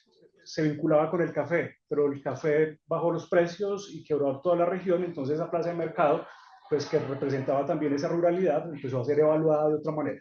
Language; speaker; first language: Spanish; native; Spanish